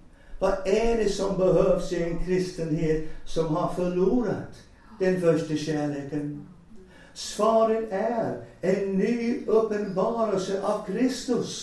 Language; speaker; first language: Swedish; non-native, fluent; English